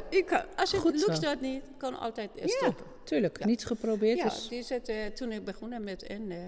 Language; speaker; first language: Dutch; non-native, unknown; Persian